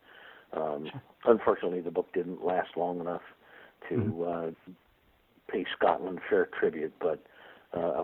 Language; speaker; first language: English; native; English